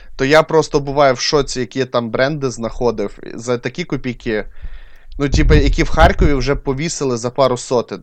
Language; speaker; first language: Ukrainian; non-native, local second language; Russian